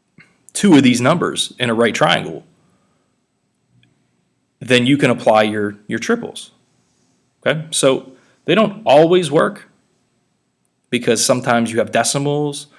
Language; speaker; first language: English; native; English